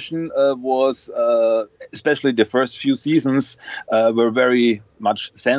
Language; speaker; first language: English; non-native, fluent; German